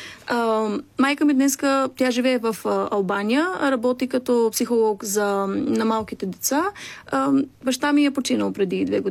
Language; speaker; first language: Bulgarian; early bilingual, heritage; Albanian